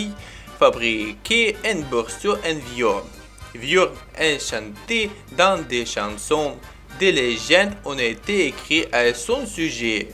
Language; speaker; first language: French; non-native, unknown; Ukrainian